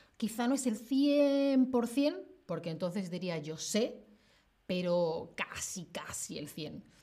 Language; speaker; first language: Spanish; native; Spanish